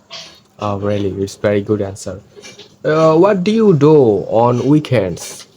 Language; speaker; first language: English; non-native, fluent; Bangla